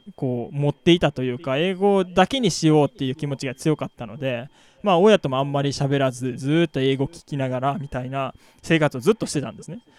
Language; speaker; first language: Japanese; native; Japanese